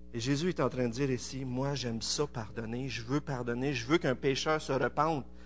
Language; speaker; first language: French; native; French